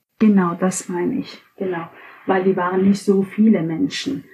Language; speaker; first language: German; non-native, fluent; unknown